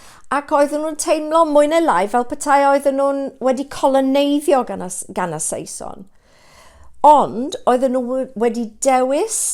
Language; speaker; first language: Welsh; non-native, local second language; English